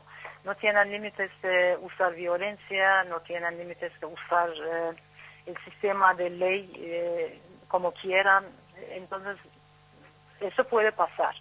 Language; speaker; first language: Spanish; non-native, learner; Turkish